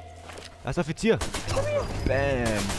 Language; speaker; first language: German; native; German